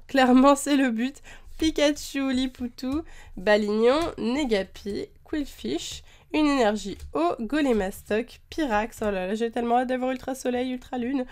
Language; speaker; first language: French; native; French